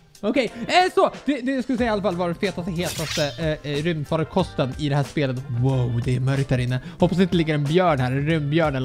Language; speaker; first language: Swedish; native; Swedish